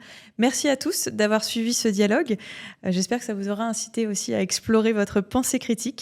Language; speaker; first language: French; native; French